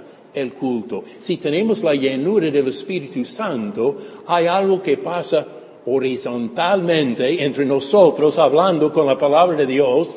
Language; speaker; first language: Spanish; non-native, fluent; English